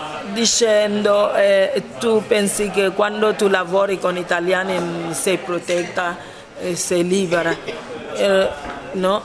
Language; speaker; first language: Italian; non-native, fluent; Ibibio